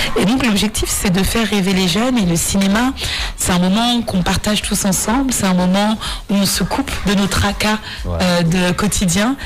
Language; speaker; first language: French; non-native, local second language; Mandingo